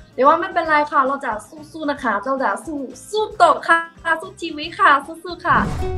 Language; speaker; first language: Thai; non-native, fluent; Chinese